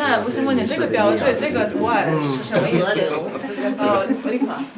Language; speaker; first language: Chinese; non-native, fluent; Russian